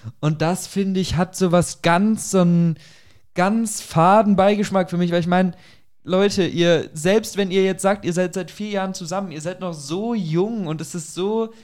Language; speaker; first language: German; native; German